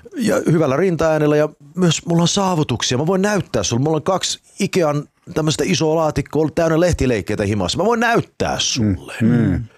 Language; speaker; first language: Finnish; early bilingual, heritage; Finnish